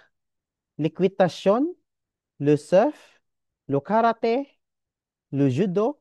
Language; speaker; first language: French; non-native, learner; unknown